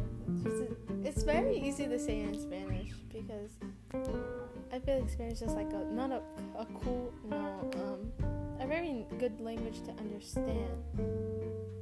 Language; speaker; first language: English; early bilingual, other home language; Spanish